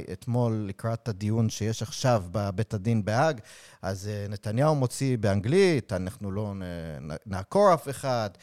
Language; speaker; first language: Hebrew; early bilingual, heritage; Hebrew